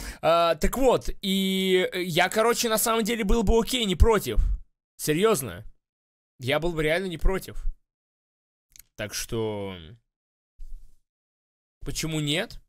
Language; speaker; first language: Russian; native; Russian